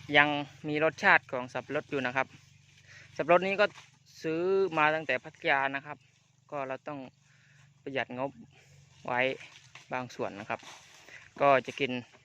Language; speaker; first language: Thai; non-native, local second language; Khmer